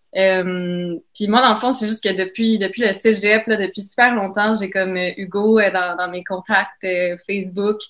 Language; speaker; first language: French; native; French